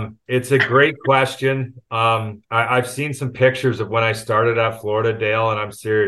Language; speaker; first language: English; native; English